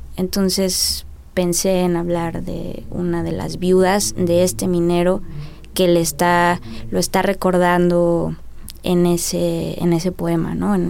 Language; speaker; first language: Spanish; native; Spanish